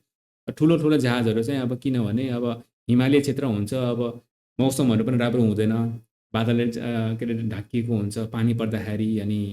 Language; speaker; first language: Nepali; native; Nepali